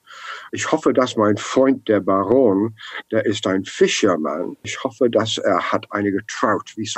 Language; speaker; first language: German; non-native, learner; English